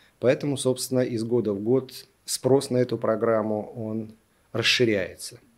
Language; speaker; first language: Russian; native; Russian